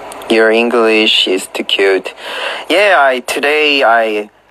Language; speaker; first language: English; non-native, learner; Korean